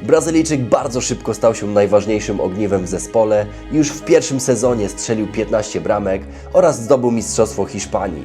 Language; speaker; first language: Polish; native; Polish